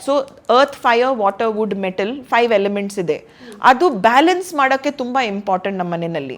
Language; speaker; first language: Kannada; non-native, fluent; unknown